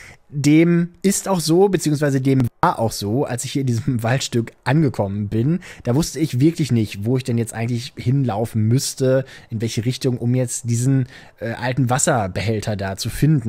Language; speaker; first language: German; native; German